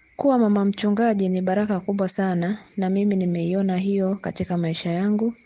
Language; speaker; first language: Swahili; native; Swahili